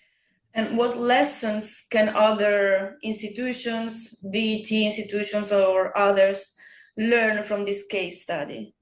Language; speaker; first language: English; non-native, fluent; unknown